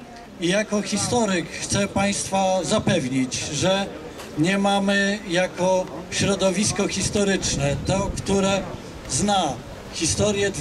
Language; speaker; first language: Polish; native; Polish